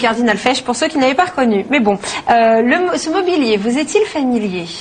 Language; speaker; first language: French; native; French